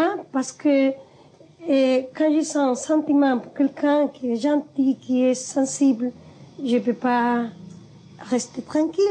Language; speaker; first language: French; non-native, fluent; Spanish